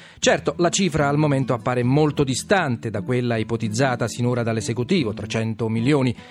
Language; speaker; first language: Italian; native; Italian